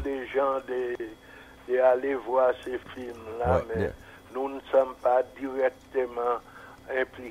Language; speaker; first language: French; non-native, fluent; English